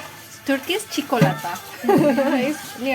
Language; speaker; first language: English; non-native, fluent; Indonesian